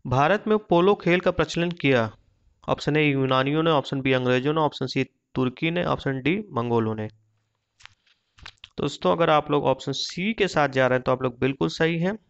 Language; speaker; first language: Hindi; native; Hindi